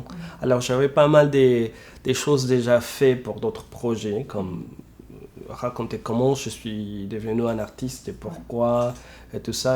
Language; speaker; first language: French; non-native, fluent; Spanish